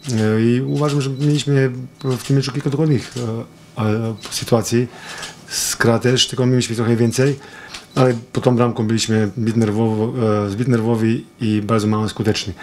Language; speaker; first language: Polish; non-native, fluent; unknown